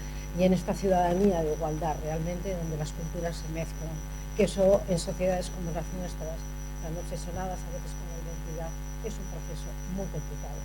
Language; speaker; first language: Spanish; native; Spanish